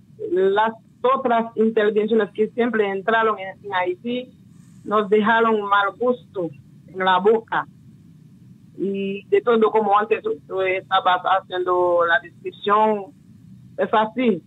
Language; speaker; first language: Spanish; non-native, local second language; Haitian Creole